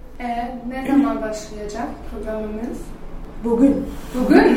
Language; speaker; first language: Turkish; non-native, learner; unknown